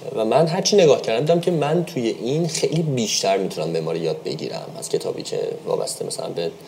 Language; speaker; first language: Persian; native; Persian